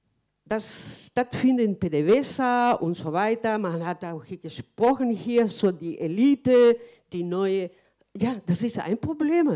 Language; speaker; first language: German; non-native, fluent; Spanish